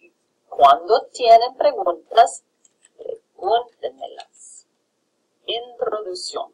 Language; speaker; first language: Spanish; non-native, fluent; English